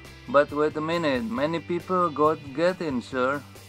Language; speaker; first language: English; non-native, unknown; Indonesian